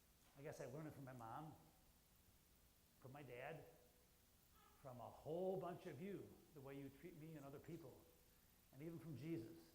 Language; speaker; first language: English; native; English